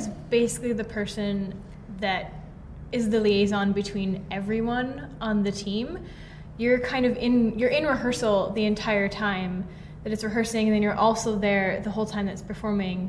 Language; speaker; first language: English; native; English